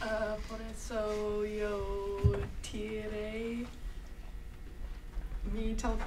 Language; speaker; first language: Spanish; non-native, learner; English